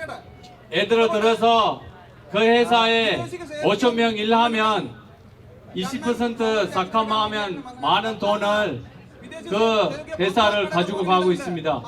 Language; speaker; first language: Korean; non-native, fluent; Sinhala